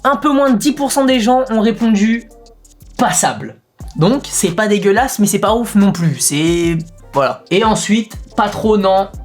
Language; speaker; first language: French; native; French